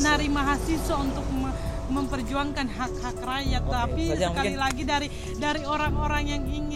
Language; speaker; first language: Indonesian; native; Indonesian